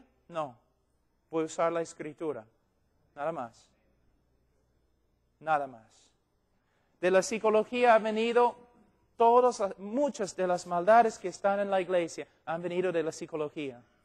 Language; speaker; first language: Spanish; non-native, fluent; English